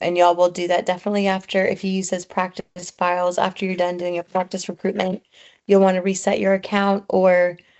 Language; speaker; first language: English; native; English